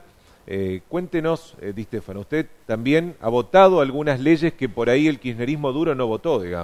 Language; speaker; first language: Spanish; native; Spanish